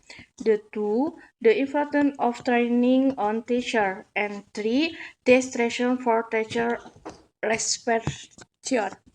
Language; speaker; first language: English; non-native, learner; Indonesian